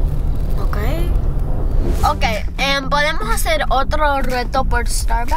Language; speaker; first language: Spanish; early bilingual, heritage; Spanish